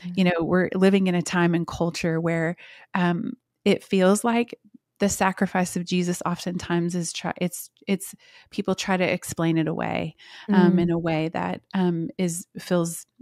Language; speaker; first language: English; native; English